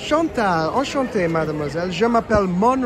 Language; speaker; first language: French; non-native, learner; English